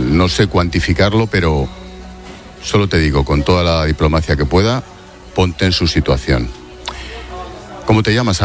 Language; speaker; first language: Spanish; native; Spanish